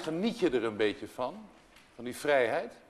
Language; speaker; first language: Dutch; native; Dutch